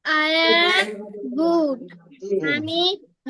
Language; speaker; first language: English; non-native, learner; Bangla